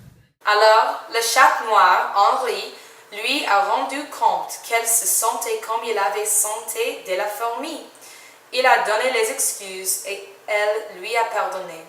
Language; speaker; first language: French; non-native, learner; English